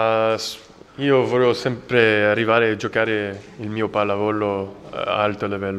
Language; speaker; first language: Italian; non-native, learner; French